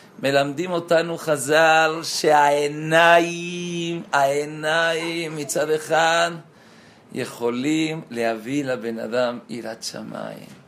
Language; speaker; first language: Hebrew; non-native, fluent; Spanish